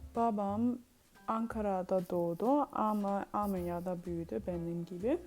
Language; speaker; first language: Turkish; early bilingual, heritage; Turkish